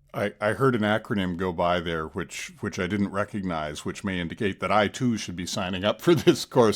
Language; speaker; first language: English; native; English